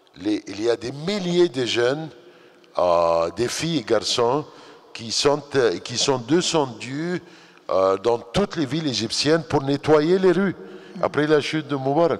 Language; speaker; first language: French; non-native, fluent; Arabic